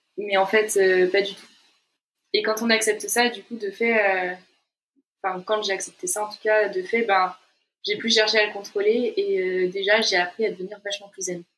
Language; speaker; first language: French; native; French